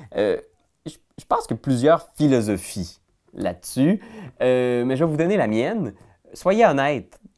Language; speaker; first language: French; native; French